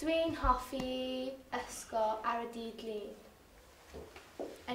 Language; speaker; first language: Welsh; non-native, learner; English